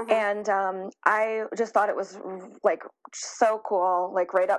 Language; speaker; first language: English; native; English